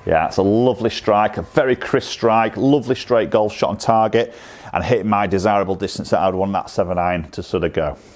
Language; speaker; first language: English; native; English